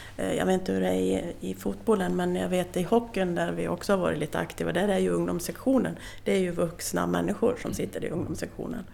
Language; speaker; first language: Swedish; native; Swedish